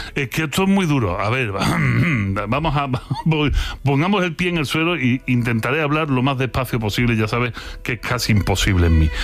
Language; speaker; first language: Spanish; native; Spanish